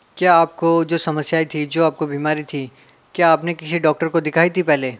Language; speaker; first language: Hindi; native; Hindi